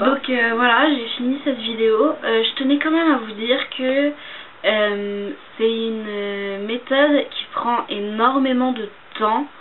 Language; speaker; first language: French; native; French